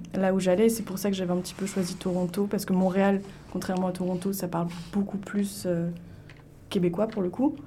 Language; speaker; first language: French; native; French